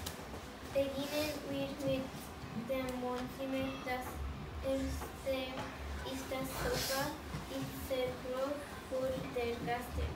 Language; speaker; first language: German; non-native, learner; Spanish